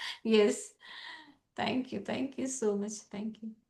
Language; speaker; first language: Hindi; native; Hindi